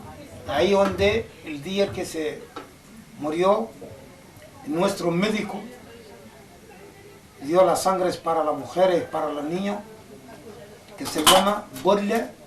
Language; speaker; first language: Spanish; non-native, fluent; Arabic